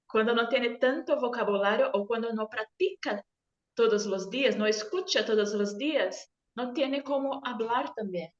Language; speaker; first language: Spanish; non-native, learner; Portuguese